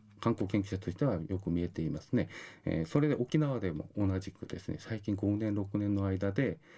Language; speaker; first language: Japanese; non-native, fluent; Korean